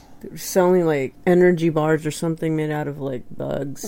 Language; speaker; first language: English; native; English